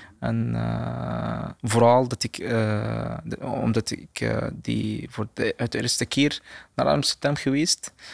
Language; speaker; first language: Dutch; non-native, learner; Arabic